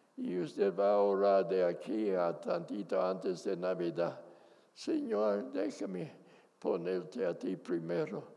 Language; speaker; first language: Spanish; non-native, fluent; English